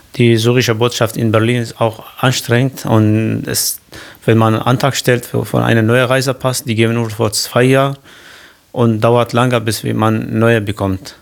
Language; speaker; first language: German; non-native, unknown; Kurdish